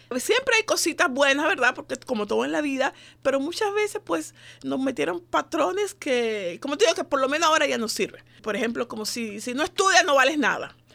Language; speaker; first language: Spanish; native; Spanish